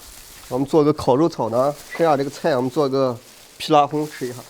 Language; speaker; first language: Chinese; native; Chinese